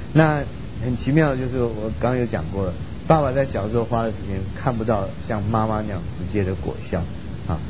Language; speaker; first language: Chinese; early bilingual, other home language; Min Nan Chinese